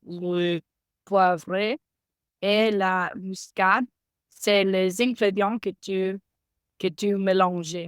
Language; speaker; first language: French; non-native, learner; Spanish